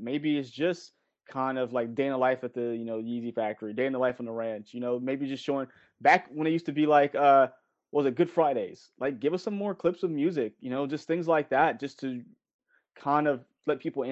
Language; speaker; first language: English; native; English